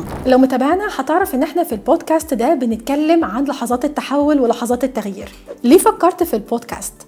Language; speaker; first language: Arabic; native; Arabic